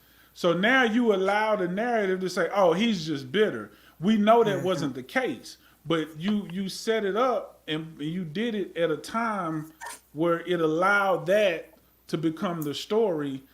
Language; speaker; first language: English; native; English